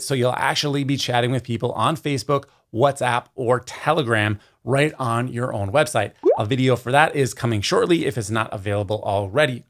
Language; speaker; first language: English; native; English